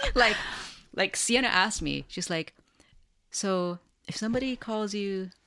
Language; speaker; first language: English; native; English